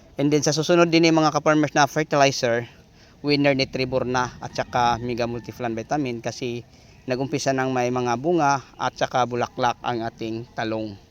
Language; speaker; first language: Filipino; non-native, local second language; Cebuano